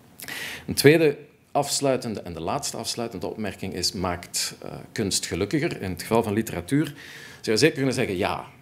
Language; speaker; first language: Dutch; native; Dutch